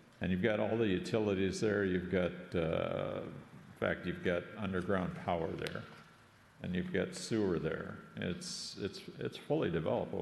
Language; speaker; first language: English; native; English